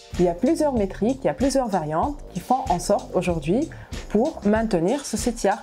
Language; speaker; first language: French; non-native, local second language; Arabic